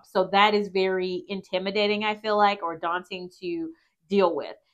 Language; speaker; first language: English; native; English